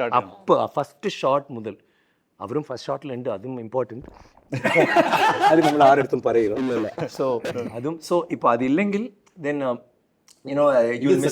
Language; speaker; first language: Tamil; non-native, learner; Malayalam